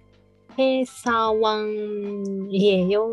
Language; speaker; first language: Korean; non-native, learner; Japanese